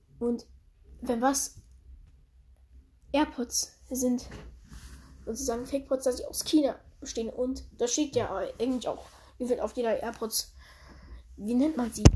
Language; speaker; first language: German; early bilingual, other home language; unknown